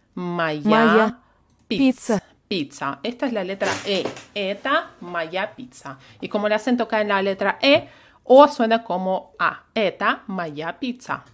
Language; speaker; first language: Spanish; non-native, fluent; Russian